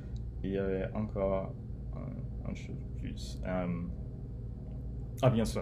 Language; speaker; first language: French; non-native, learner; English